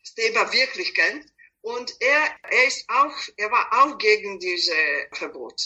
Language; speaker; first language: German; non-native, fluent; Serbian